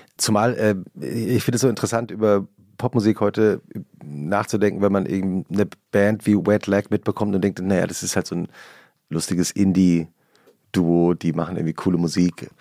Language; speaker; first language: German; native; German